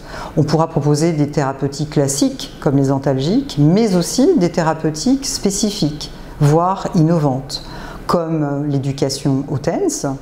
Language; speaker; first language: French; native; French